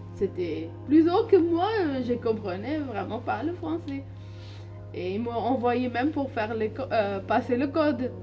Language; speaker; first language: French; non-native, learner; Hindi